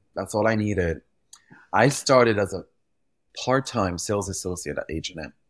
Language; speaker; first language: English; early bilingual, other home language; French